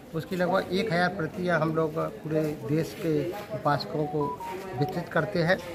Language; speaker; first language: Hindi; native; Hindi